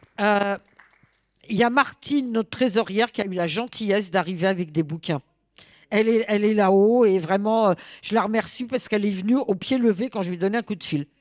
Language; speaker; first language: French; native; French